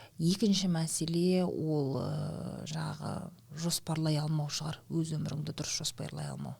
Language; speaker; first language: Kazakh; native; Kazakh